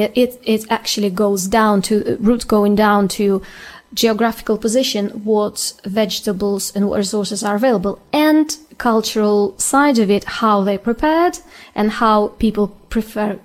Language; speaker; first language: English; non-native, fluent; Ukrainian